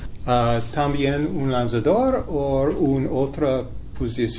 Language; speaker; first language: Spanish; non-native, learner; English